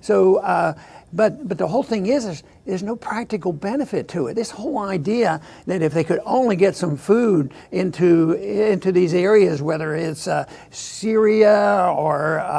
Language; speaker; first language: English; native; English